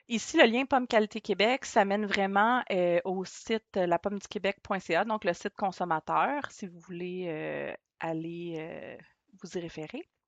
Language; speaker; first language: French; native; French